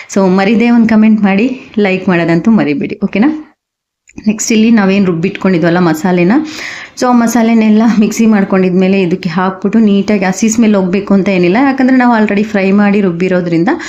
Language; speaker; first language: Kannada; native; Kannada